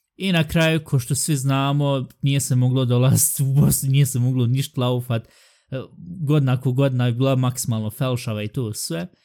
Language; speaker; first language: Bosnian; early bilingual, heritage; Bosnian